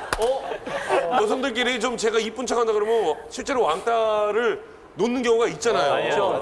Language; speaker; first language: Korean; native; Korean